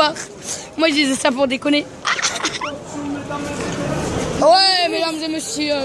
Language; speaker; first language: French; native; French